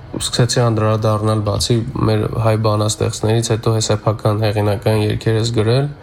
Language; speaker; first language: Armenian; native; Armenian